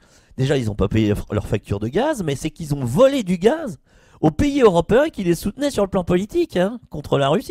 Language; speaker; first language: French; native; French